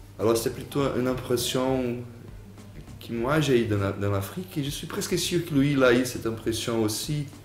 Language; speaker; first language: French; non-native, fluent; Portuguese